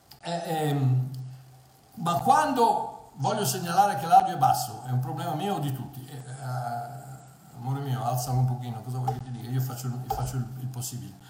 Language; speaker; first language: Italian; early bilingual, heritage; Italian